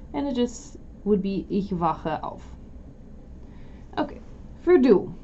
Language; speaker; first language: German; non-native, fluent; English